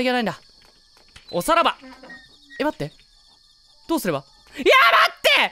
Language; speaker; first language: Japanese; native; Japanese